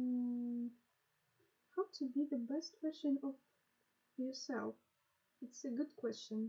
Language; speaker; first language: English; non-native, learner; Russian